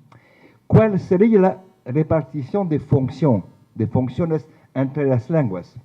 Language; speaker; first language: Spanish; non-native, fluent; French